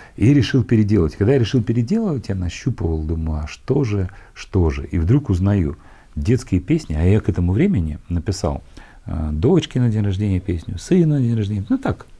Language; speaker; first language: Russian; native; Russian